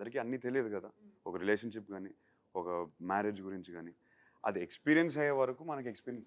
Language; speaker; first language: Telugu; native; Telugu